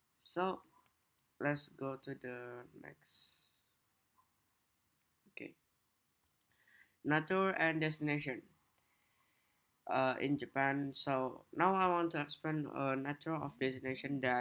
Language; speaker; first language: English; non-native, learner; Indonesian